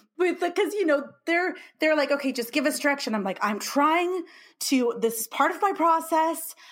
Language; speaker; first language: English; native; English